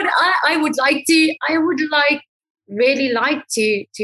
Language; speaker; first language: English; native; English